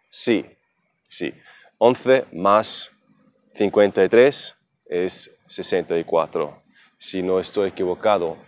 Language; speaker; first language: Spanish; non-native, fluent; German